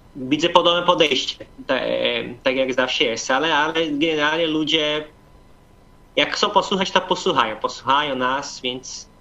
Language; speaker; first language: Polish; non-native, fluent; Portuguese